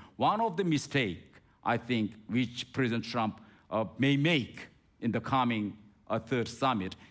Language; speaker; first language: English; non-native, fluent; Korean